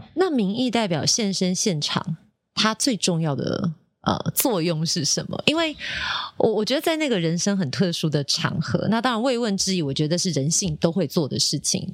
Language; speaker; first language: Chinese; native; Chinese